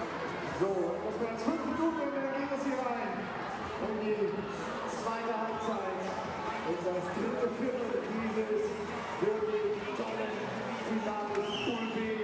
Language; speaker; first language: German; native; German